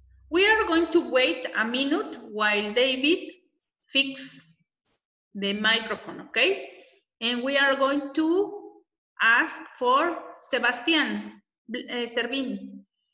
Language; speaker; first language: English; non-native, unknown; Spanish